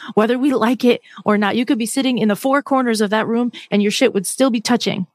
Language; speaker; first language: English; native; English